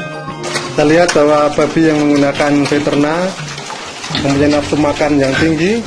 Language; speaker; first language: Indonesian; native; Indonesian